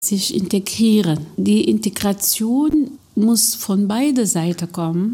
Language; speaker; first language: German; non-native, fluent; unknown